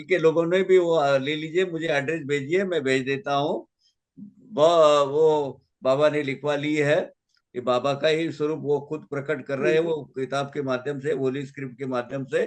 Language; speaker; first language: Hindi; native; Hindi